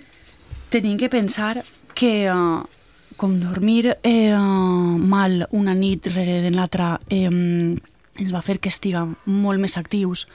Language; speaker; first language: Catalan; native; Catalan